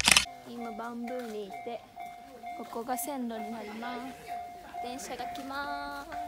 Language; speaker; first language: Japanese; non-native, learner; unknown